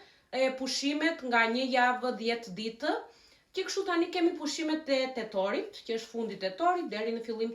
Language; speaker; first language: Albanian; early bilingual, heritage; Albanian